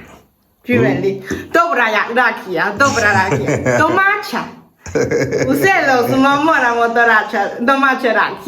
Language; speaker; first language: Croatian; non-native, learner; Chinese